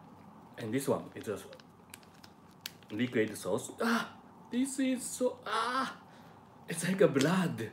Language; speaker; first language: English; non-native, learner; Japanese